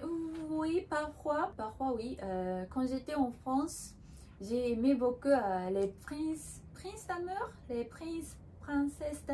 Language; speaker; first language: French; non-native, learner; Japanese